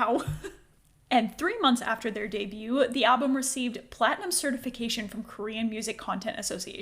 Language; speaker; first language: English; native; English